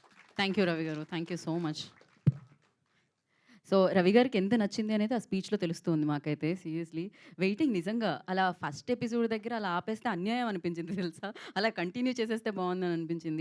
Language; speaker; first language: Telugu; native; Telugu